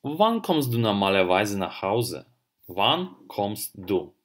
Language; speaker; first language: German; non-native, fluent; Russian